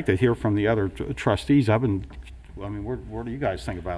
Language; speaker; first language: English; native; English